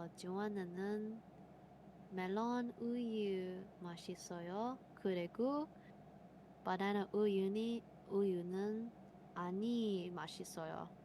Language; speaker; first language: Korean; non-native, learner; English